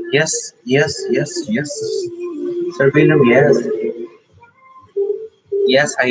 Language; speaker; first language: English; non-native, local second language; Filipino